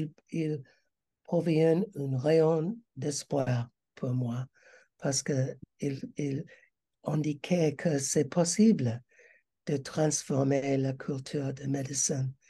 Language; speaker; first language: French; non-native, learner; English